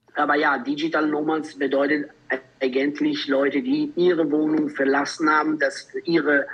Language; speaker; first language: German; non-native, fluent; Italian